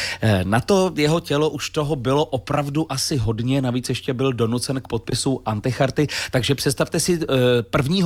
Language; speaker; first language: Czech; native; Czech